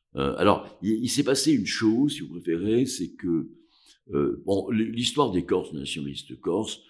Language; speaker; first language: French; native; French